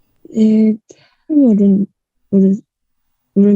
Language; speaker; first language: Korean; non-native, learner; Vietnamese